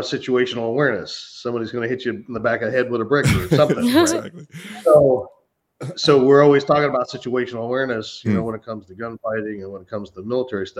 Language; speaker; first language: English; native; English